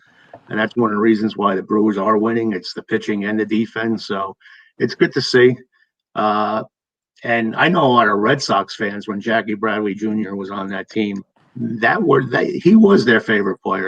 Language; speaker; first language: English; native; English